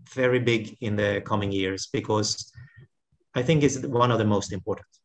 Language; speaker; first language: English; non-native, fluent; Swedish